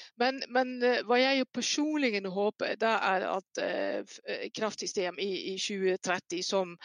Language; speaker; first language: Norwegian; non-native, fluent; Dutch